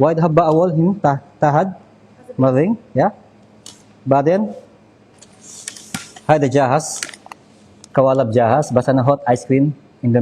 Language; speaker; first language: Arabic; non-native, learner; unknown